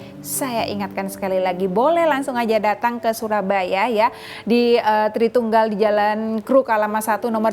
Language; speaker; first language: Indonesian; native; Indonesian